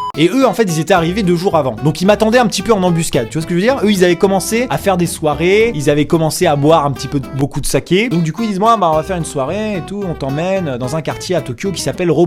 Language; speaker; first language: French; native; French